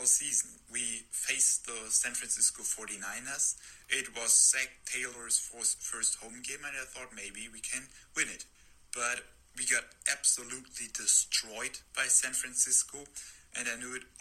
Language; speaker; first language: English; non-native, fluent; German